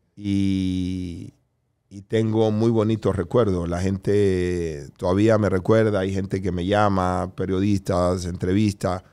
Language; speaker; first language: Spanish; native; Spanish